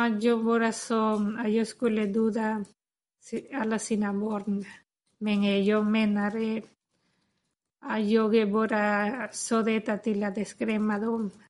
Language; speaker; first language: Swedish; non-native, learner; Spanish